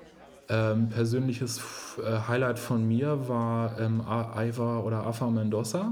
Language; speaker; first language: German; native; German